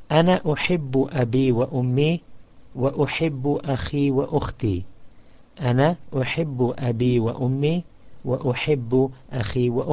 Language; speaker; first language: Arabic; non-native, fluent; English